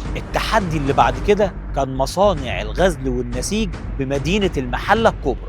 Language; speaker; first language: Arabic; native; Arabic